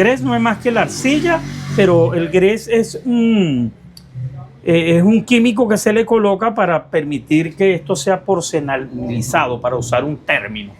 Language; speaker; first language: Spanish; native; Spanish